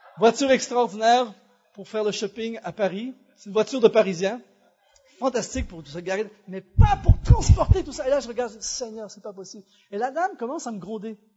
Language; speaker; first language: French; native; French